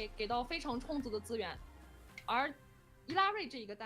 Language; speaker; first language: Chinese; native; Chinese